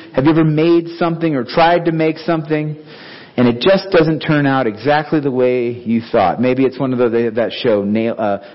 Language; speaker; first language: English; native; English